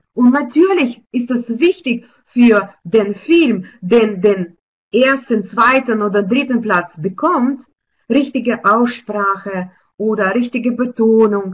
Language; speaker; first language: German; non-native, fluent; Russian